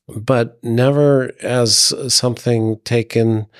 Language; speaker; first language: English; native; English